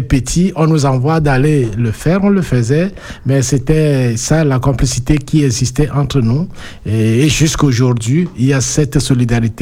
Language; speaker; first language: French; non-native, local second language; Ewe